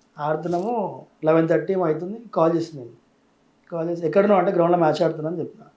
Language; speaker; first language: Telugu; native; Telugu